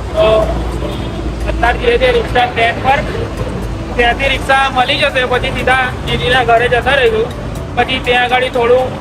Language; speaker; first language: Gujarati; native; Gujarati